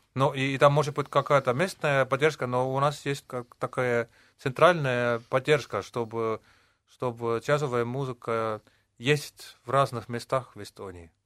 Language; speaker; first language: Russian; non-native, local second language; Estonian